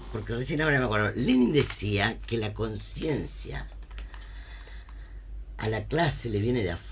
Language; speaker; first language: Spanish; native; Spanish